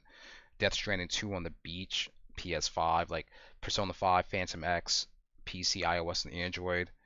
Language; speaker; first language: English; native; English